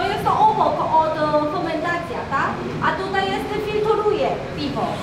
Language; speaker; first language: Polish; non-native, learner; Korean